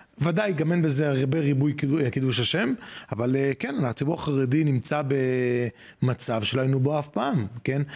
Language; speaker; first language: Hebrew; native; Hebrew